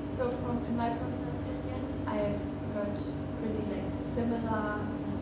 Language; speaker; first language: English; non-native, fluent; German